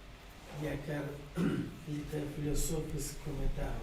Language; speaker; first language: Swedish; non-native, learner; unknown